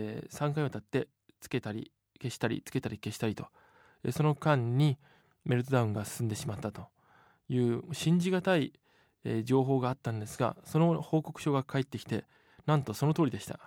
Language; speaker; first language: Japanese; native; Japanese